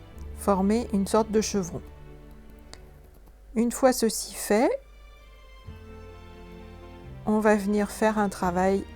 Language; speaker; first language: French; native; French